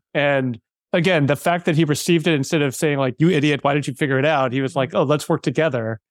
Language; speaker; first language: English; native; English